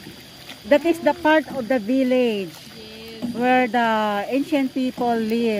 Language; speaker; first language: English; non-native, local second language; Filipino